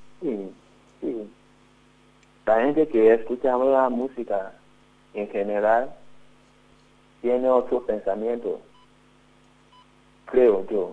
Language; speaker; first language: Spanish; non-native, learner; Yoruba